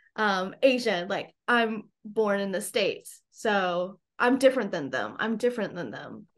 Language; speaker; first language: English; native; English